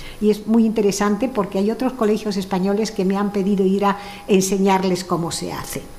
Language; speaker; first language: Spanish; early bilingual, other home language; French